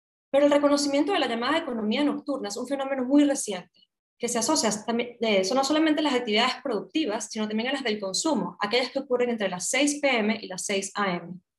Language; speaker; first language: Spanish; native; Spanish